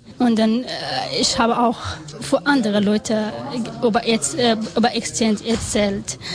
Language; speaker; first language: German; non-native, learner; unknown